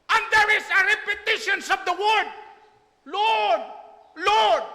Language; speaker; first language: English; non-native, local second language; Filipino